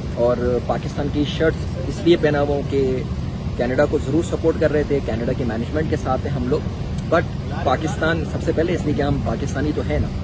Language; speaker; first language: Urdu; native; Urdu